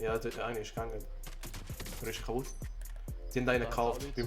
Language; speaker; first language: German; native; German